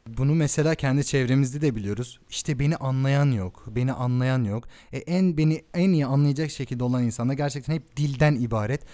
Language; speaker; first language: Turkish; early bilingual, heritage; Turkish